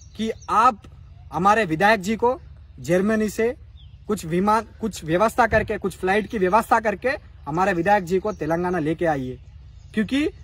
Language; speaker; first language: Hindi; non-native, local second language; Telugu